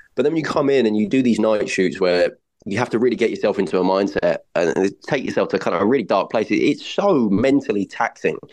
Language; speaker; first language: English; native; English